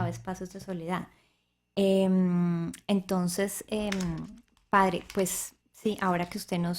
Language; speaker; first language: Spanish; native; Spanish